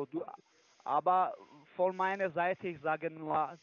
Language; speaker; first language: German; non-native, learner; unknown